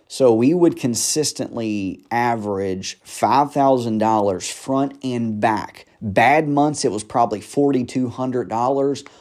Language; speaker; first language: English; native; English